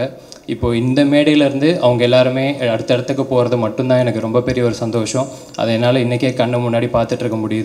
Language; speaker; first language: Tamil; native; Tamil